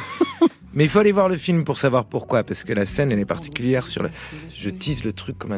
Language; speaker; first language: French; native; French